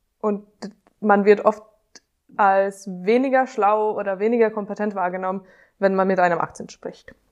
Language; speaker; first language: German; non-native, fluent; Hungarian